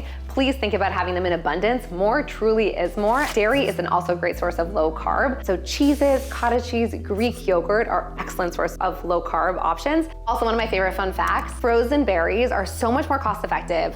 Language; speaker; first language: English; native; English